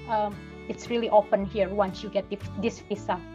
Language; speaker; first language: English; non-native, fluent; Indonesian